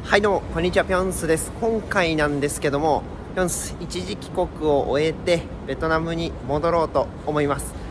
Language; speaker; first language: Japanese; native; Japanese